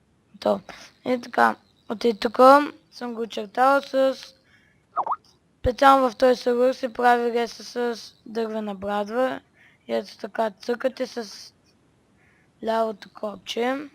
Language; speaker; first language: Bulgarian; native; Bulgarian